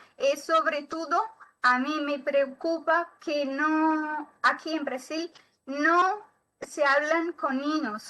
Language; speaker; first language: Spanish; non-native, learner; Portuguese